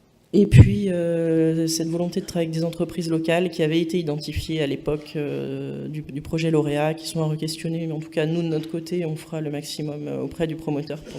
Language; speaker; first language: French; native; French